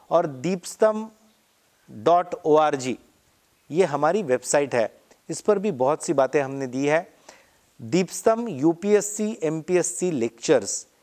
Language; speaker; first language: Hindi; non-native, local second language; Marathi